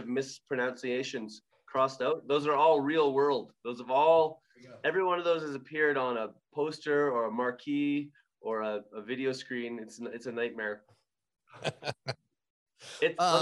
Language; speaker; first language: English; native; English